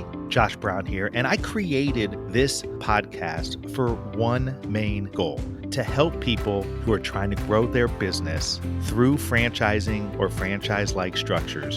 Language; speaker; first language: English; native; English